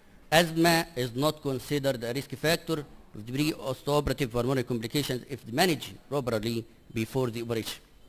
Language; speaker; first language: English; non-native, fluent; Arabic